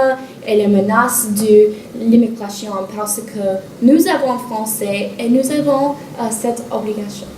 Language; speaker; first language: French; non-native, learner; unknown